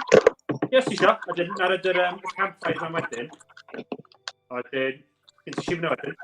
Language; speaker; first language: Welsh; native; Welsh